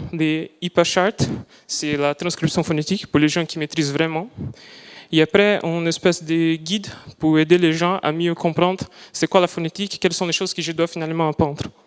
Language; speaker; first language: French; non-native, fluent; Portuguese